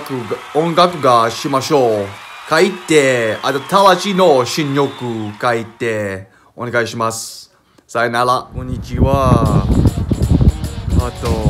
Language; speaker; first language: Japanese; non-native, learner; English